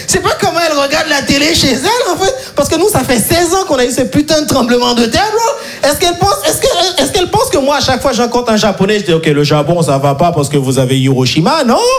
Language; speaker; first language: French; non-native, local second language; Haitian Creole